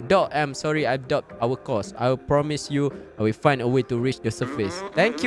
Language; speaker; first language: English; non-native, local second language; Malay